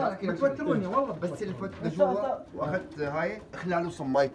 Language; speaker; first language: Arabic; native; Arabic